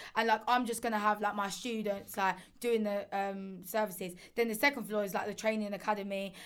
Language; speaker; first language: English; native; English